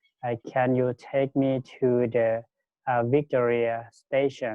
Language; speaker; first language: English; non-native, learner; Lao